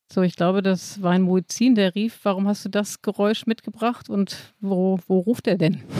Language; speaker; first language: German; native; German